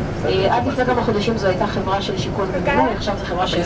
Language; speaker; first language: Hebrew; native; Hebrew